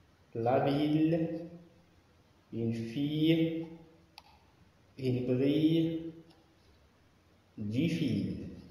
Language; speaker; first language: French; non-native, local second language; Arabic